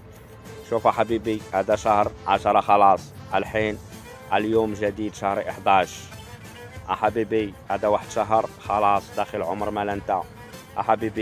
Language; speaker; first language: Arabic; non-native, learner; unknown